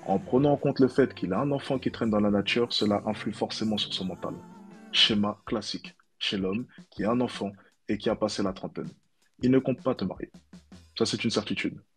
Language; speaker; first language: French; native; French